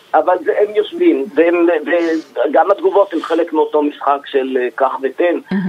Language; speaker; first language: Hebrew; native; Hebrew